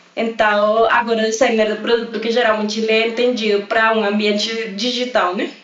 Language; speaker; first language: Portuguese; non-native, fluent; Spanish